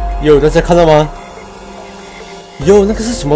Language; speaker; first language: Chinese; native; Chinese